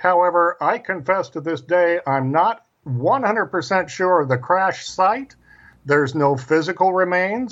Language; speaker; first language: English; native; English